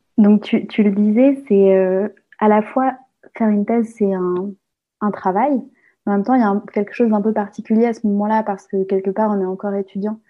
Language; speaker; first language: French; native; French